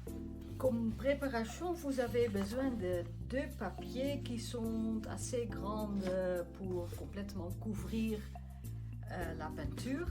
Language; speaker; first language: French; non-native, fluent; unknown